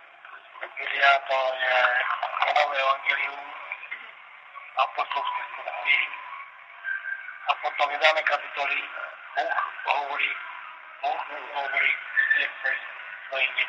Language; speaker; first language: Czech; non-native, local second language; Romany